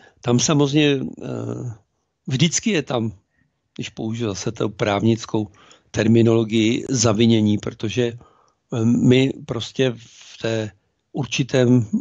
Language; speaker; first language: Czech; native; Czech